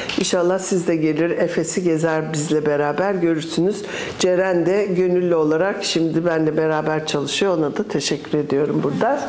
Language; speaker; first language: Turkish; early bilingual, other home language; English